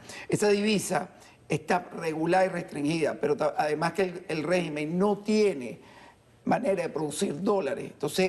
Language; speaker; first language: Spanish; native; Spanish